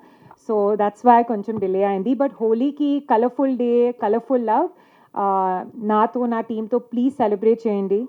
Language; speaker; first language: Telugu; non-native, learner; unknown